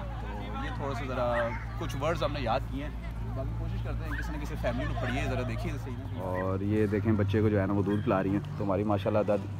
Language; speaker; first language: Urdu; non-native, local second language; Punjabi